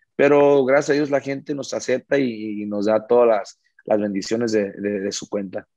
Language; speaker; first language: Spanish; early bilingual, heritage; Spanish